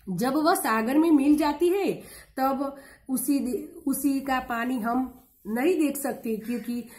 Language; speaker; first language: Hindi; non-native, local second language; Gujarati